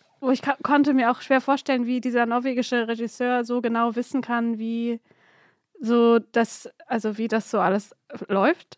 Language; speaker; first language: German; native; German